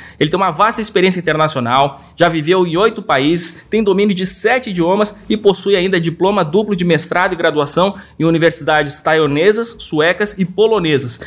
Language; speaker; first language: Portuguese; native; Portuguese